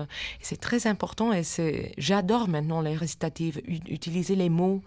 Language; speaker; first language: French; non-native, fluent; English